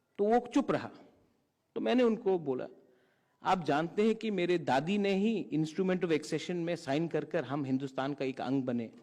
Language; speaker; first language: Hindi; non-native, local second language; Kok Borok